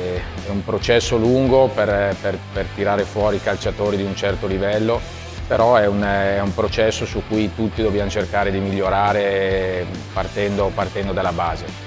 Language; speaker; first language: Italian; native; Italian